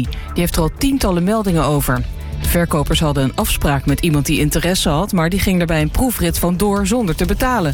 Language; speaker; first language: Dutch; native; Dutch